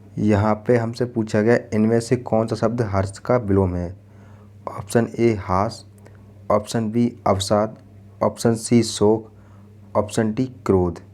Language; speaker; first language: Hindi; native; Hindi